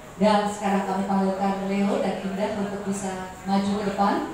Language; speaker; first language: Indonesian; native; Indonesian